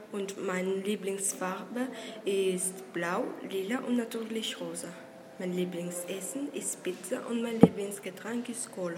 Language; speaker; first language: German; non-native, learner; Spanish